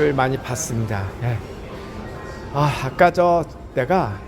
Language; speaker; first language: Korean; native; Korean